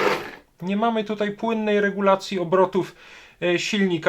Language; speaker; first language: Polish; native; Polish